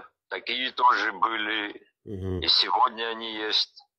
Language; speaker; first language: Russian; non-native, local second language; Abkhazian